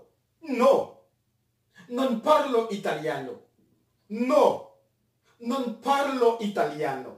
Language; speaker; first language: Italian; non-native, fluent; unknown